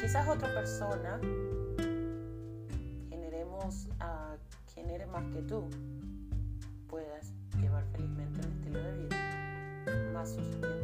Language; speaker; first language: Spanish; native; Spanish